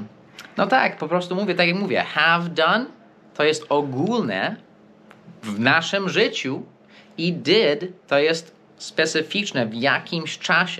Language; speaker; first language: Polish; non-native, fluent; English